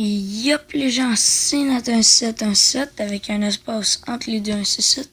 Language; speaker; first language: French; native; French